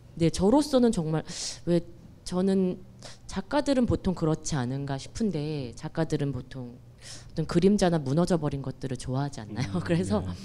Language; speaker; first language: Korean; native; Korean